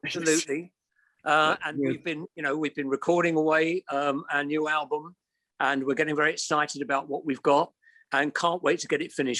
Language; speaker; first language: English; native; English